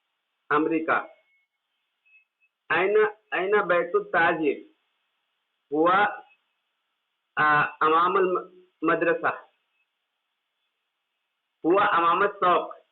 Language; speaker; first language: Arabic; non-native, fluent; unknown